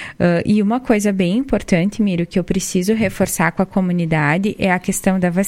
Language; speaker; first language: Portuguese; native; Portuguese